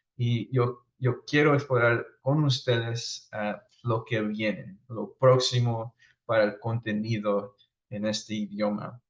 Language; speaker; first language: Spanish; early bilingual, heritage; Spanish